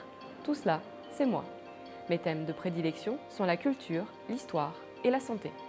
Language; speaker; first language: French; native; French